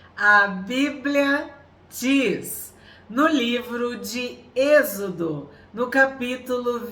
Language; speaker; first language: Portuguese; native; Portuguese